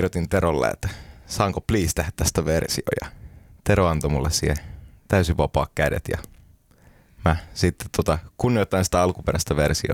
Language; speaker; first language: Finnish; early bilingual, heritage; Finnish